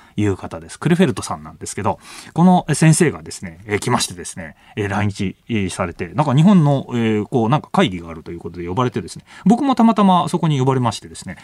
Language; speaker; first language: Japanese; native; Japanese